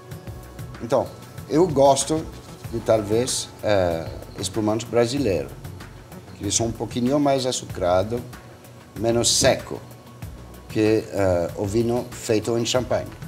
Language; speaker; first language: Portuguese; non-native, fluent; French